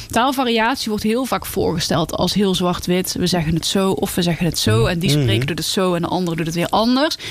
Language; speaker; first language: Dutch; native; Dutch